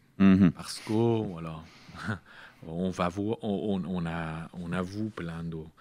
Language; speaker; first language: French; non-native, learner; Persian